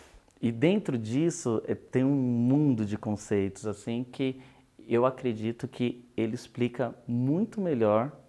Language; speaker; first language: Portuguese; native; Portuguese